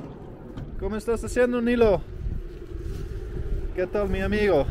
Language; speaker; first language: Spanish; non-native, learner; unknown